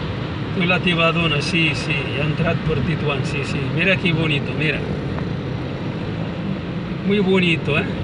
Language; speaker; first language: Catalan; non-native, learner; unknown